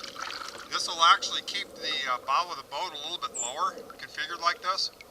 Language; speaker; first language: English; native; English